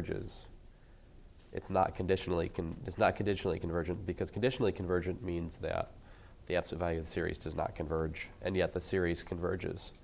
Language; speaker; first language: English; native; English